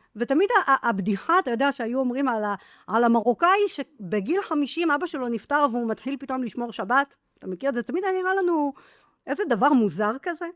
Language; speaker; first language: Hebrew; native; Hebrew